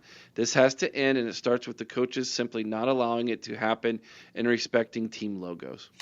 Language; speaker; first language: English; native; English